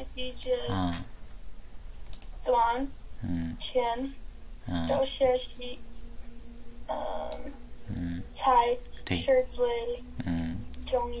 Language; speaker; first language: Chinese; non-native, learner; English